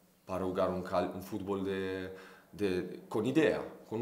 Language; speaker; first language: Spanish; non-native, fluent; Italian